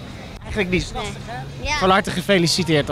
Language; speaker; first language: Dutch; native; Dutch